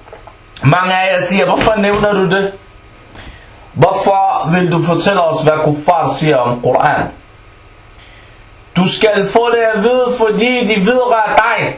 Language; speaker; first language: Danish; non-native, fluent; Arabic